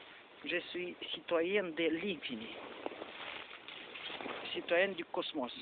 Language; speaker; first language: French; non-native, learner; Romanian